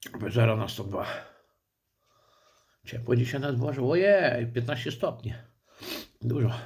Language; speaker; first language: Polish; native; Polish